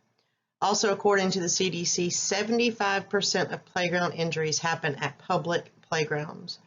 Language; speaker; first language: English; native; English